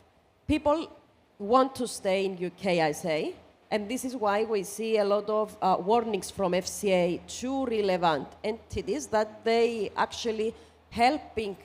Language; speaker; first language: English; non-native, fluent; Greek